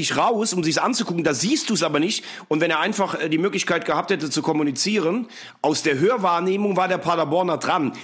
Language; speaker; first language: German; native; German